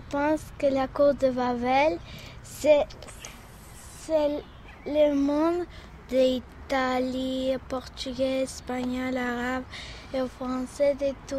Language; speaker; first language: French; non-native, learner; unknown